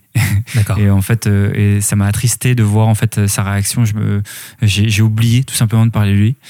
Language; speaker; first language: French; native; French